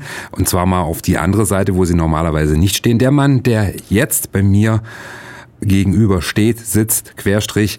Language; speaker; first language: German; native; German